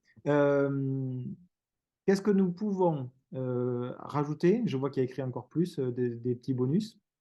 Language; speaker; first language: French; native; French